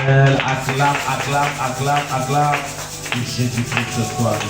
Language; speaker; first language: French; non-native, local second language; Lingala